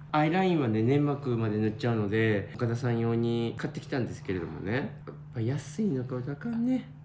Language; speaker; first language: Japanese; native; Japanese